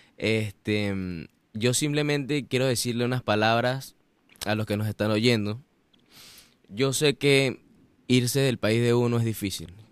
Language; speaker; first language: Spanish; native; Spanish